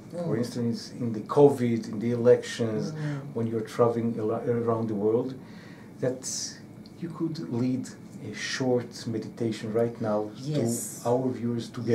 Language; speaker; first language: English; non-native, fluent; Hebrew